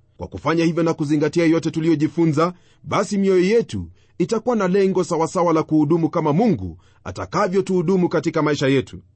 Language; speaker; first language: Swahili; non-native, local second language; Luyia